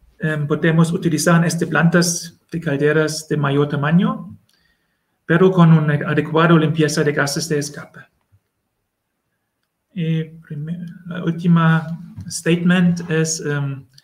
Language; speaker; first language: Spanish; non-native, learner; German